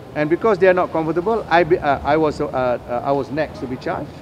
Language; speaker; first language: English; non-native, local second language; Malay